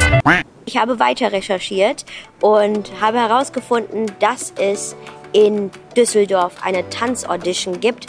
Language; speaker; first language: German; native; German